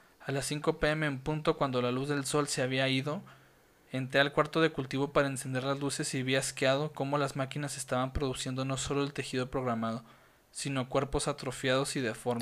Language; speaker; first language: Spanish; native; Spanish